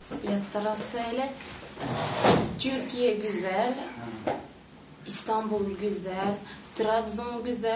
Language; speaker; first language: Turkish; non-native, learner; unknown